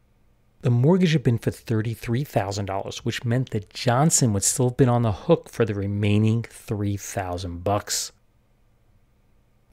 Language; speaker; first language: English; native; English